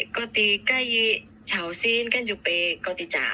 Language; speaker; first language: Cantonese; non-native, learner; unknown